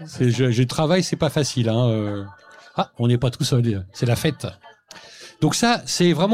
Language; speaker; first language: French; native; French